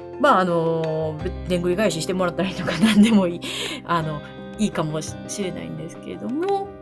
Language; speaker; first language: Japanese; native; Japanese